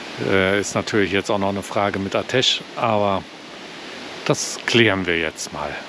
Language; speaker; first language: German; native; German